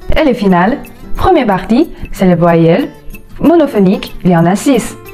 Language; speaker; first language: French; non-native, fluent; Chinese